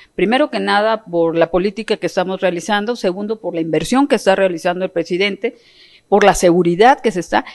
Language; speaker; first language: Spanish; native; Spanish